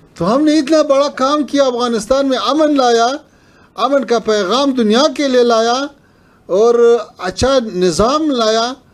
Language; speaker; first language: Hindi; non-native, fluent; Pashto